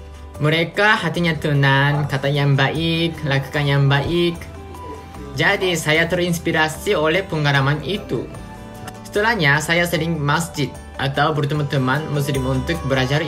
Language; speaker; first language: Indonesian; non-native, fluent; Japanese